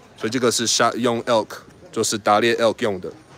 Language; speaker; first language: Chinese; non-native, fluent; English